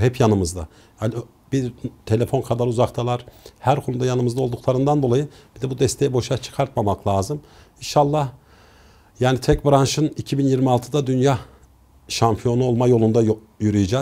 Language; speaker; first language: Turkish; native; Turkish